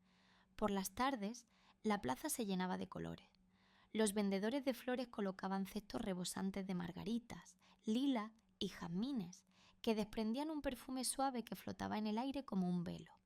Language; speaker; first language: Spanish; native; Spanish